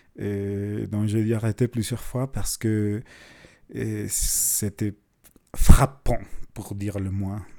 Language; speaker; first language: French; non-native, fluent; Spanish